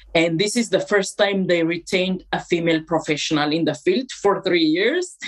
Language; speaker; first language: English; non-native, fluent; Amharic